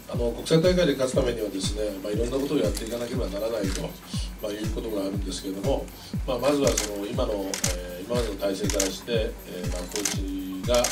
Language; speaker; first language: Japanese; native; Japanese